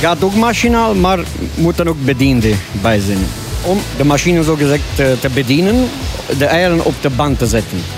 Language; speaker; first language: Dutch; non-native, learner; Romanian